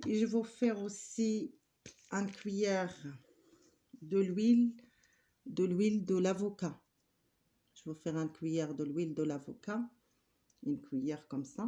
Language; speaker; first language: French; non-native, learner; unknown